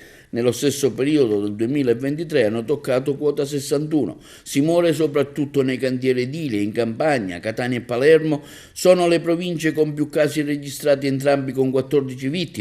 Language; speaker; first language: Italian; native; Italian